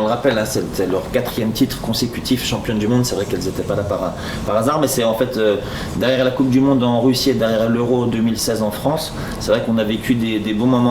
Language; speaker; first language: French; native; French